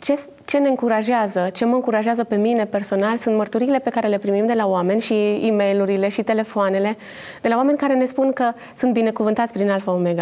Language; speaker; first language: Romanian; native; Romanian